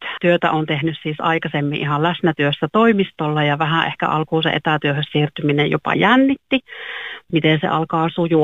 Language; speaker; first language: Finnish; native; Finnish